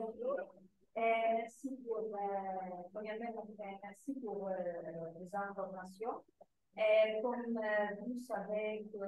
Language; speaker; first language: French; non-native, fluent; Arabic